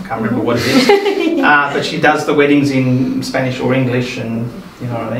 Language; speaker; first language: English; early bilingual, other home language; Spanish